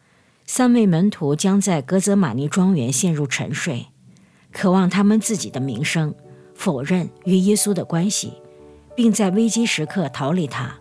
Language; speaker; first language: Chinese; native; Chinese